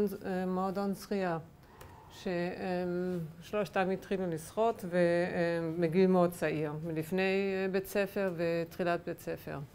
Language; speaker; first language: Hebrew; non-native, fluent; German